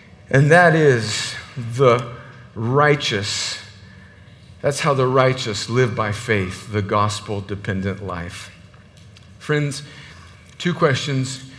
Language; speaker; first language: English; native; English